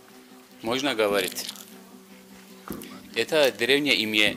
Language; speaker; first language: Russian; non-native, learner; Turkish